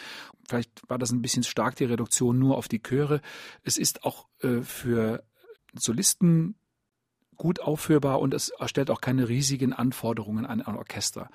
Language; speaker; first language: German; native; German